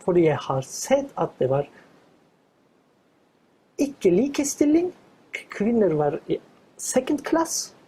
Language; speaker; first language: Norwegian; non-native, fluent; Turkish